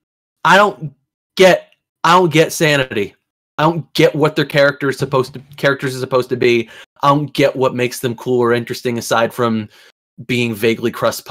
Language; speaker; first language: English; native; English